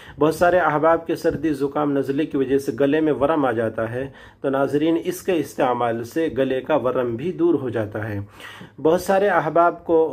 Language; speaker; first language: Urdu; native; Urdu